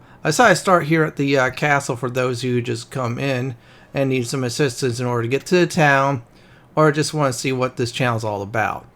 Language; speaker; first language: English; native; English